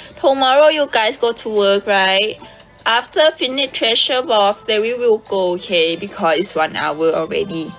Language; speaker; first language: English; non-native, learner; Thai